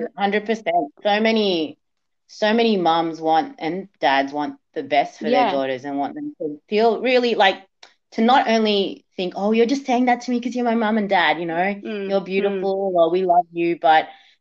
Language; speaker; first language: English; native; English